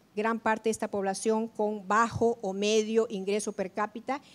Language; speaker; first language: Spanish; native; Spanish